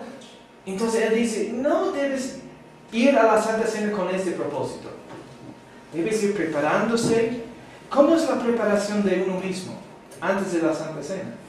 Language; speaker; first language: Spanish; non-native, fluent; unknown